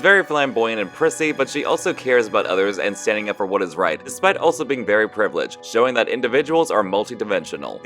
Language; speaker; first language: English; native; English